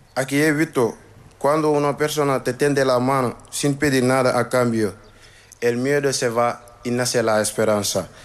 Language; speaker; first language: Spanish; non-native, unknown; Wolof